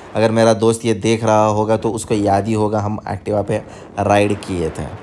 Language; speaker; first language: Hindi; non-native, local second language; Urdu